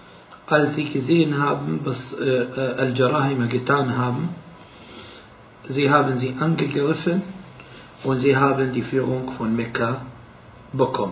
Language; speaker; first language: German; non-native, fluent; Arabic